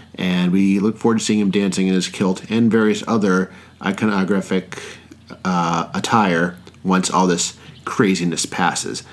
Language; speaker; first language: English; early bilingual, other home language; Spanish